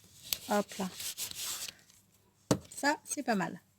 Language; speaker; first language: French; native; French